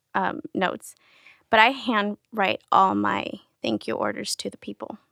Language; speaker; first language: English; early bilingual, other home language; Spanish